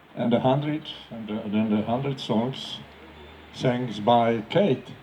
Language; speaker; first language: English; non-native, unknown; Slovak